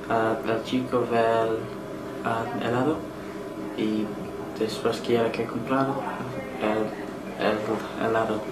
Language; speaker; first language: Spanish; non-native, learner; English